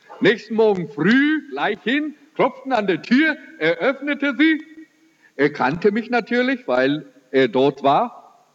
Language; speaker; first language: German; early bilingual, heritage; German